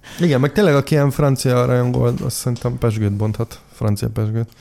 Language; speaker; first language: Hungarian; native; Hungarian